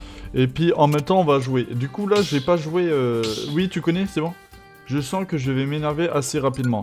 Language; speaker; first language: French; native; French